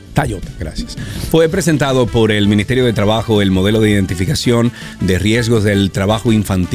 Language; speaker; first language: Spanish; native; Spanish